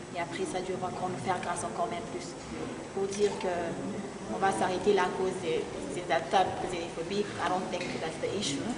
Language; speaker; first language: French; non-native, local second language; Swahili